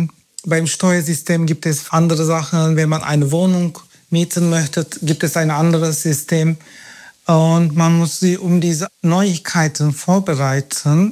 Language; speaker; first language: German; non-native, fluent; Turkish